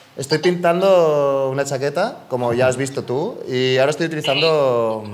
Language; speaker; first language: Spanish; native; Spanish